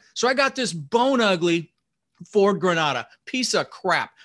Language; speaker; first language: English; early bilingual, other home language; Dutch